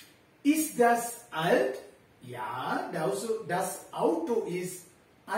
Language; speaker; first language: German; non-native, fluent; Sinhala